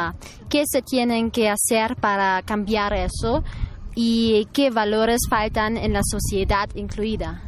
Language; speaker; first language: Spanish; non-native, learner; German